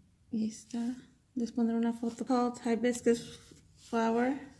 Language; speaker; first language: Spanish; early bilingual, heritage; Spanish